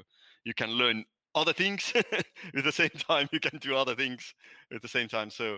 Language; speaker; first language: English; non-native, fluent; Estonian